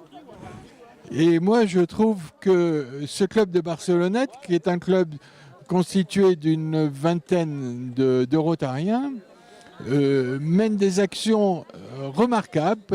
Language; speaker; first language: French; native; French